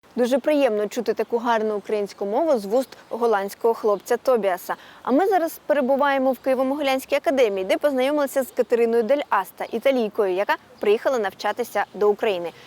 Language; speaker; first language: Ukrainian; native; Ukrainian